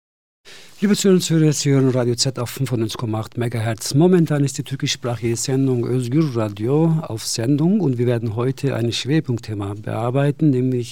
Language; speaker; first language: German; non-native, fluent; Turkish